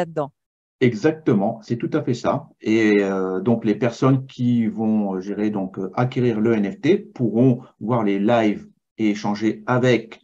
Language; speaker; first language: French; native; French